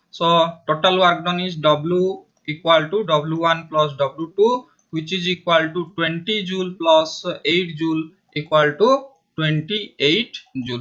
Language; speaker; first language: English; non-native, local second language; Hindi